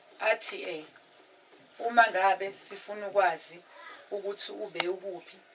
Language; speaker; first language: Zulu; native; Zulu